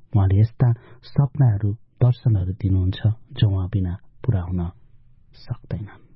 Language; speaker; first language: Nepali; native; Nepali